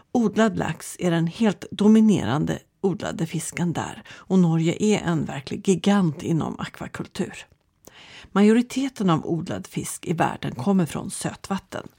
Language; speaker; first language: Swedish; native; Swedish